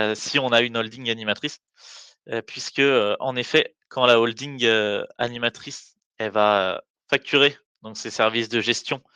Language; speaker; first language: French; native; French